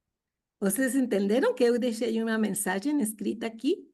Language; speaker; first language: Portuguese; non-native, fluent; Spanish